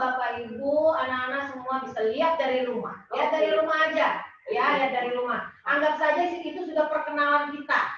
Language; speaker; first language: Indonesian; native; Indonesian